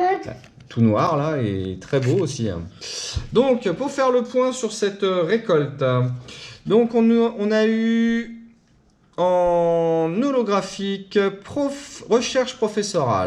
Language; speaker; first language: French; native; French